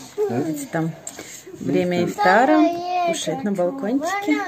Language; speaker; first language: Russian; native; Russian